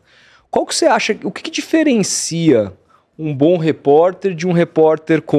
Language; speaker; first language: Portuguese; native; Portuguese